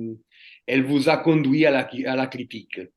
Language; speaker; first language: French; non-native, fluent; Italian